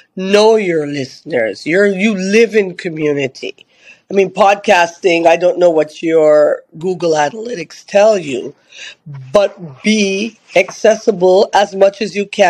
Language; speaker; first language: English; native; English